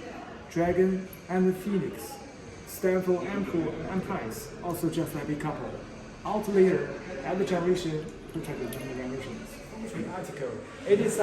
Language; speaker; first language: English; non-native, learner; Chinese